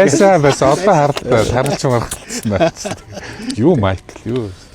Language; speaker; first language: Mongolian; native; Mongolian